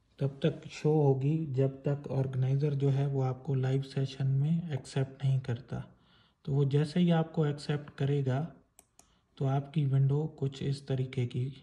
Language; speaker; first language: Urdu; non-native, local second language; Sindhi